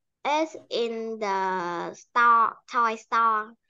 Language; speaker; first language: English; non-native, learner; Vietnamese